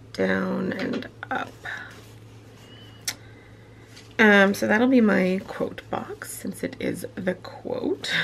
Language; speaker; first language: English; native; English